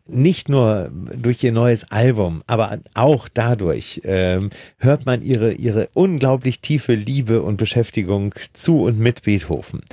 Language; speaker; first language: German; native; German